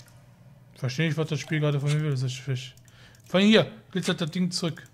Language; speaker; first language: German; native; German